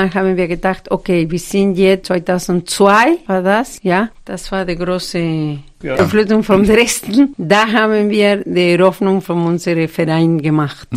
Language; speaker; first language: German; non-native, fluent; Spanish